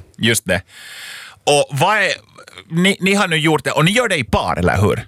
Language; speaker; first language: Swedish; native; Swedish